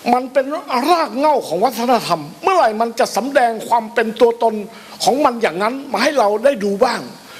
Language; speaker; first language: Thai; native; Thai